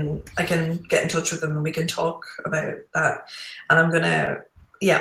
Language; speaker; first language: English; native; English